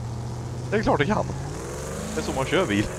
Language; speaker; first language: Swedish; native; Swedish